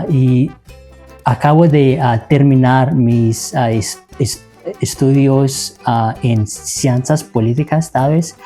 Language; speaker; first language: Spanish; non-native, learner; Malagasy